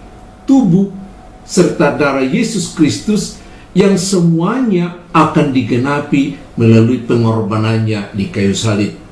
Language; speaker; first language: Indonesian; native; Indonesian